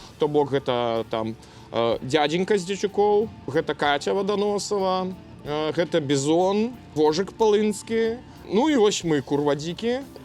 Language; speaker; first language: Belarusian; non-native, local second language; Russian